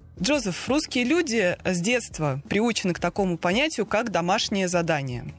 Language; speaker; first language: Russian; native; Russian